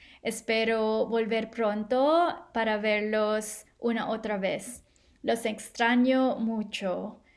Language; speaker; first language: Spanish; non-native, fluent; English